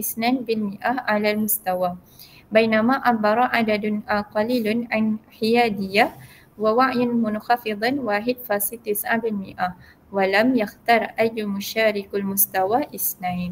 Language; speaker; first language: Arabic; non-native, learner; Malay